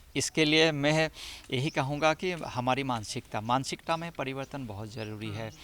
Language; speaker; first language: Hindi; non-native, local second language; Assamese